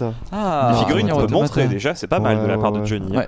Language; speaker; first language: French; native; French